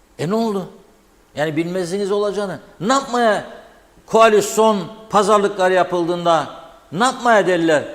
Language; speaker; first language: Turkish; native; Turkish